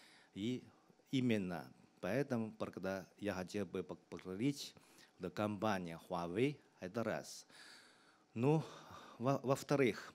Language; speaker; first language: Russian; non-native, fluent; Chinese